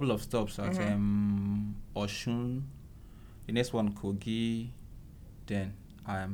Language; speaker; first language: English; non-native, local second language; Igbo